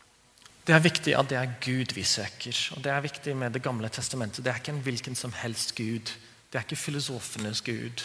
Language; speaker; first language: Norwegian; non-native, fluent; English